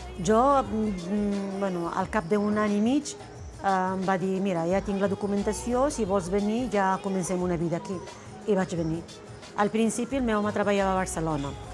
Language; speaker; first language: Catalan; non-native, fluent; Arabic